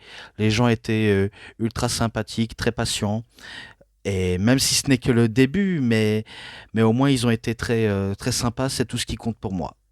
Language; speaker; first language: French; native; French